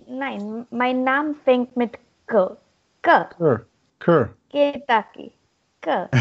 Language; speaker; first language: German; non-native, learner; Marathi